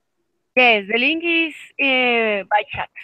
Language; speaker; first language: English; non-native, fluent; Spanish